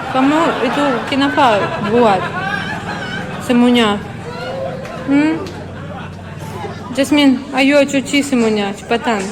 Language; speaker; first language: Indonesian; non-native, learner; Russian